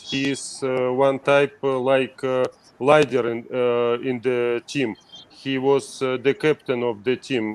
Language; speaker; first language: English; non-native, learner; Russian